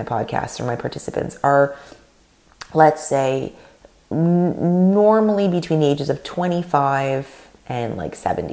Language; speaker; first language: English; non-native, fluent; Russian